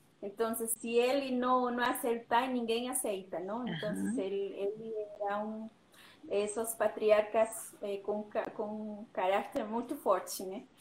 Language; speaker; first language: Portuguese; non-native, learner; Spanish